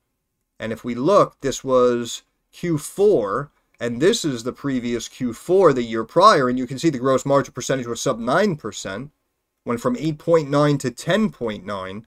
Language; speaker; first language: English; native; English